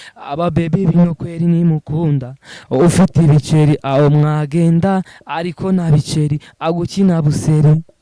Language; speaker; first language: Kinyarwanda; native; Kinyarwanda